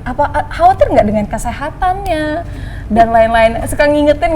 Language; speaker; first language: Indonesian; native; Indonesian